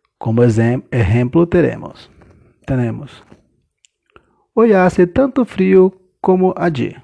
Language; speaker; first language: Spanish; non-native, learner; Portuguese